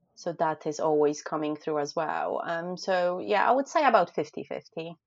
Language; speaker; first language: English; non-native, fluent; Polish